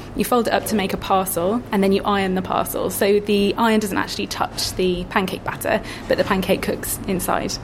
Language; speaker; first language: English; native; English